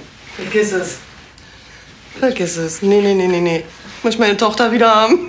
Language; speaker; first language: German; native; German